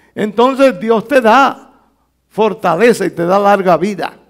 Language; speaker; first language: Spanish; native; Spanish